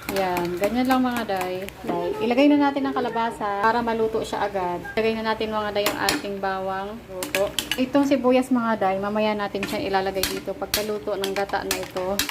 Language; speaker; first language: Filipino; non-native, local second language; Bikol